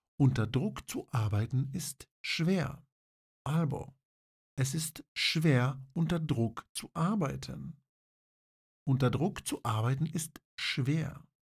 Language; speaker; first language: German; non-native, fluent; Polish